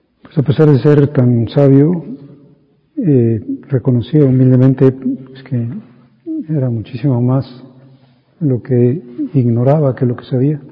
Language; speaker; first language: Spanish; native; Spanish